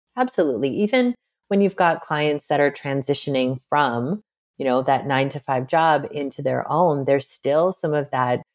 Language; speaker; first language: English; native; English